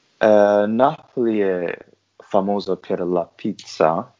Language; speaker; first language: Italian; non-native, learner; English